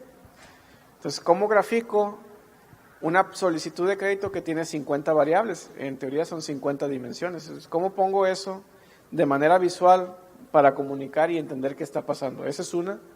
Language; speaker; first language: Spanish; native; Spanish